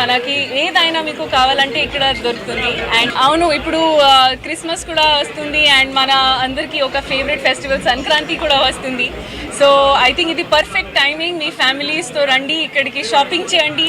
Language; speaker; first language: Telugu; non-native, learner; Hindi